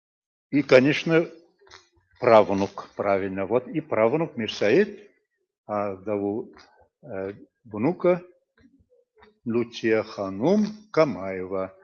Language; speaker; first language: Russian; non-native, local second language; Bashkir